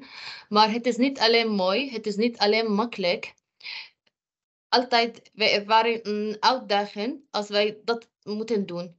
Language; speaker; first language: Dutch; non-native, fluent; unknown